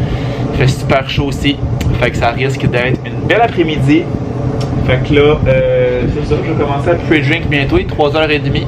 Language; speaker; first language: French; native; French